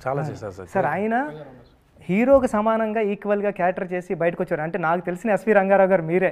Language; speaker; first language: Telugu; native; Telugu